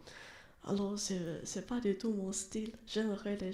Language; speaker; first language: French; non-native, learner; Chinese